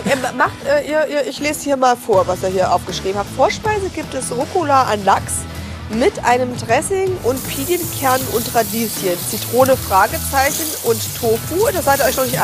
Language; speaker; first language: German; native; German